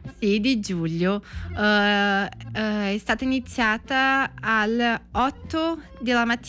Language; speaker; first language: Italian; non-native, learner; Portuguese